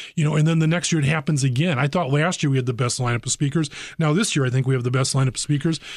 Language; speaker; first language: English; native; English